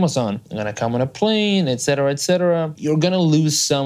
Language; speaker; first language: English; non-native, fluent; Hebrew